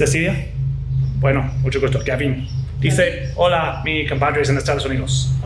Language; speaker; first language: Spanish; non-native, learner; English